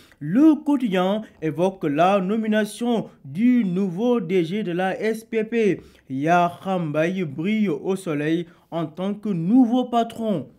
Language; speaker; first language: French; non-native, local second language; Wolof